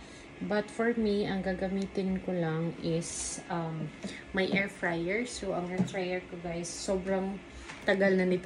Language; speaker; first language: Filipino; non-native, local second language; Cebuano